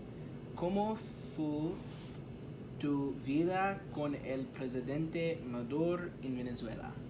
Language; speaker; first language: Spanish; non-native, learner; English